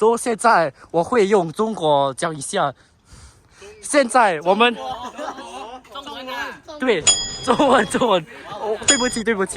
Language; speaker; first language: Chinese; non-native, local second language; English